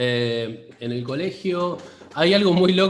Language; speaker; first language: Spanish; native; Spanish